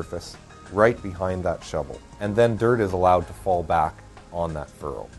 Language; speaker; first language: English; native; English